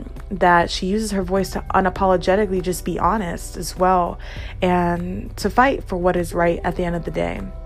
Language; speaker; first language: English; native; English